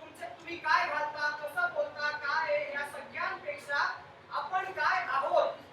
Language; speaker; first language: Marathi; non-native, local second language; Telugu